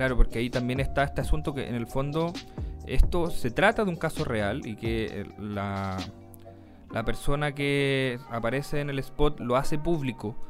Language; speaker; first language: Spanish; native; Spanish